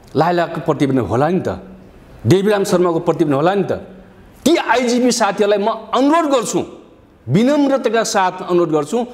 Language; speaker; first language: Nepali; non-native, local second language; Dangaura Tharu